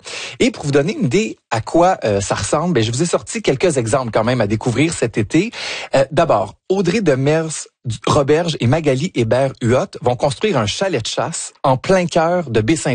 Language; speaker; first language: French; native; French